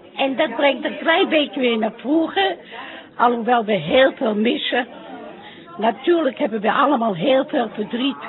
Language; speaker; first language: Dutch; native; Dutch